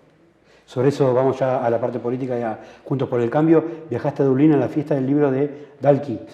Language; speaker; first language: Spanish; native; Spanish